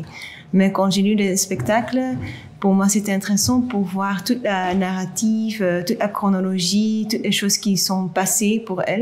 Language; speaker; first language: French; non-native, local second language; Dutch